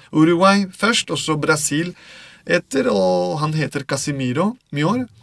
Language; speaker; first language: Norwegian; non-native, fluent; Spanish